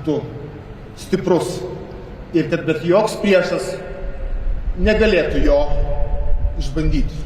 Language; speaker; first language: Lithuanian; native; Lithuanian